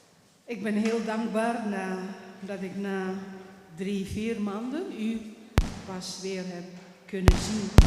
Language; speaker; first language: Dutch; non-native, fluent; Indonesian